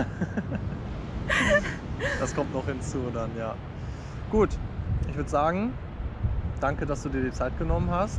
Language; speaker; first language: German; native; German